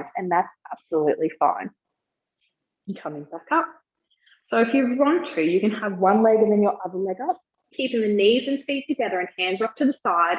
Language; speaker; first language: English; native; English